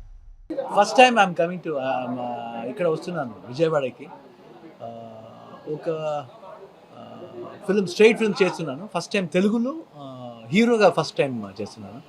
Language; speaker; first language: Telugu; non-native, learner; Kannada